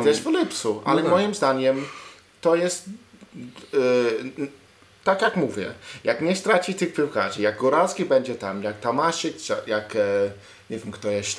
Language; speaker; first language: Polish; non-native, learner; English